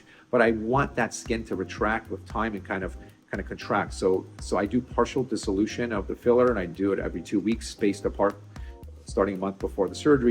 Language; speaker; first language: English; native; English